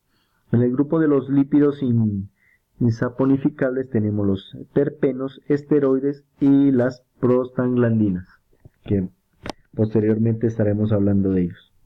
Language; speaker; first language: Spanish; native; Spanish